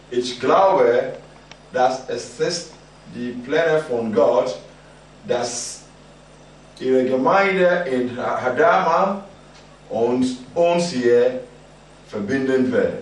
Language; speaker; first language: German; non-native, fluent; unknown